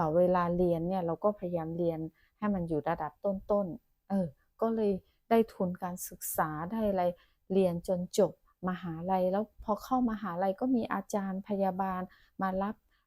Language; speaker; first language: Thai; non-native, local second language; Chinese